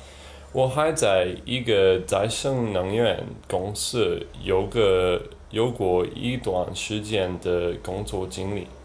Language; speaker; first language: Chinese; non-native, learner; English